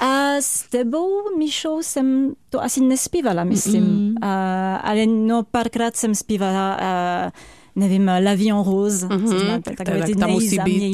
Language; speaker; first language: Czech; non-native, fluent; French